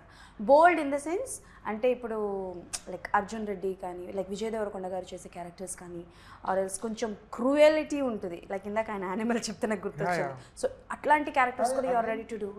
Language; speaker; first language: Telugu; native; Telugu